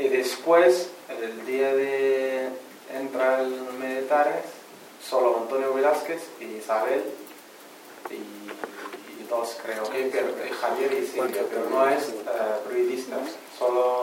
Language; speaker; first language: Spanish; non-native, learner; Arabic